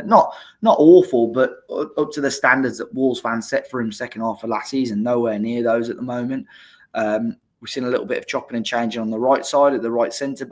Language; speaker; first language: English; native; English